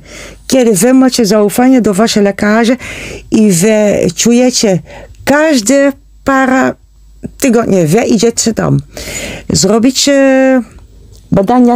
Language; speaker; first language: Polish; non-native, learner; Dutch